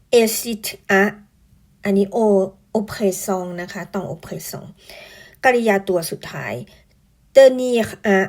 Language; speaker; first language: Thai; native; Thai